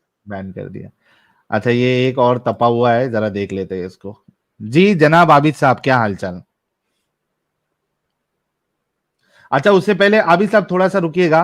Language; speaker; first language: Hindi; native; Hindi